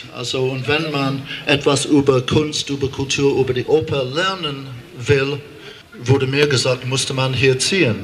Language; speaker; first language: German; non-native, fluent; English